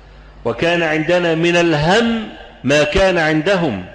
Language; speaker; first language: Arabic; native; Arabic